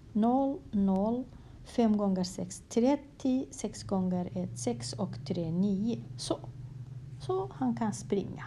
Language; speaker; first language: Swedish; non-native, fluent; Kurdish